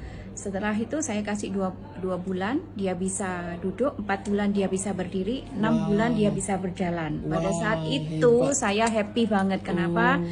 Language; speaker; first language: Indonesian; non-native, local second language; Malay